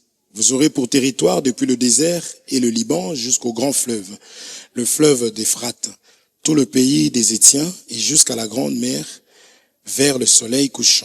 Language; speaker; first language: French; non-native, local second language; Lingala